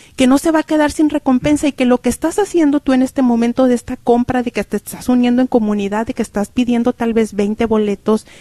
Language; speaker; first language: Spanish; native; Spanish